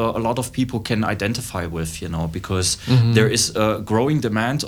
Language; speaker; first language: English; non-native, fluent; German